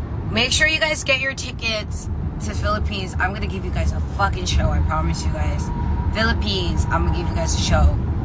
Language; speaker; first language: English; early bilingual, other home language; Korean